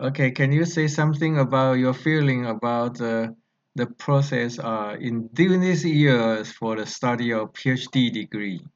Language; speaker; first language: English; non-native, learner; Chinese